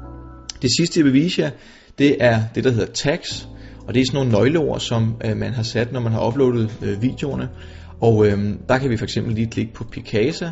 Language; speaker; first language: Danish; native; Danish